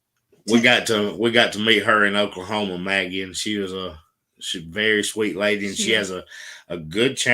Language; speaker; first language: English; native; English